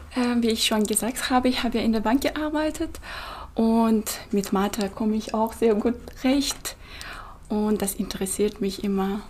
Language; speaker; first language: German; non-native, fluent; Russian